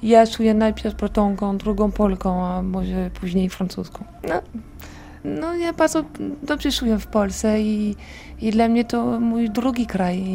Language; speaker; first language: Polish; non-native, learner; French